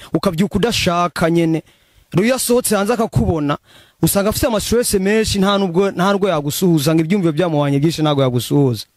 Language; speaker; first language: Rundi; early bilingual, heritage; Rundi